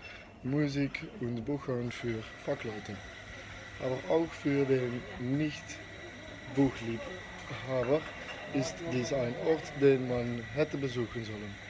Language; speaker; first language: German; non-native, learner; Dutch